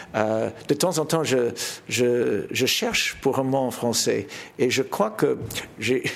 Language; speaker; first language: French; non-native, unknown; English